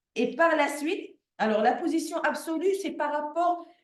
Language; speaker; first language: French; non-native, local second language; Arabic